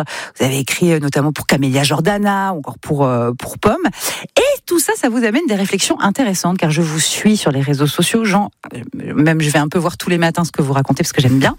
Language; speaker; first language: French; native; French